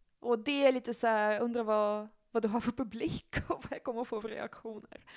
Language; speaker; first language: Swedish; early bilingual, other home language; Russian